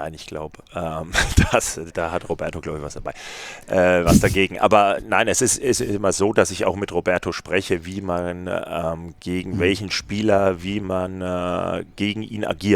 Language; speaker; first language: German; native; German